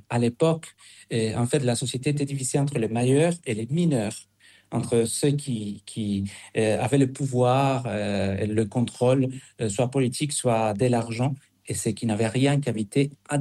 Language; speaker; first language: French; non-native, fluent; Spanish